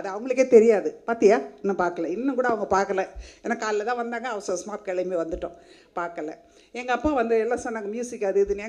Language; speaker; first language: Tamil; native; Tamil